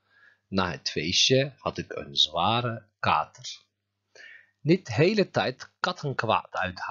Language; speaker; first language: Dutch; non-native, fluent; Turkish